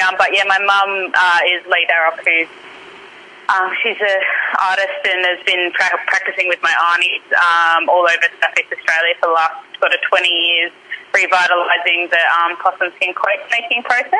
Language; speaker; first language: English; native; English